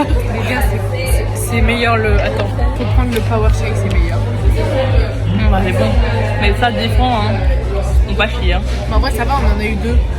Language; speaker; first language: French; native; French